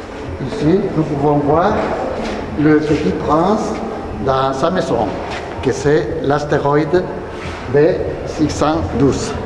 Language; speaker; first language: French; non-native, learner; Spanish